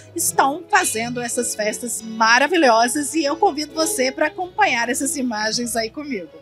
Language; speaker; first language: Portuguese; native; Portuguese